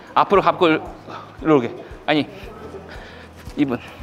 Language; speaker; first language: Korean; native; Korean